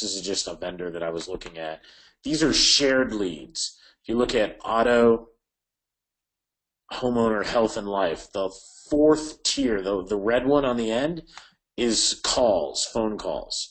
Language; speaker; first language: English; native; English